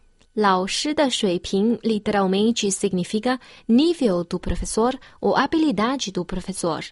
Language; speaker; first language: Portuguese; non-native, fluent; Chinese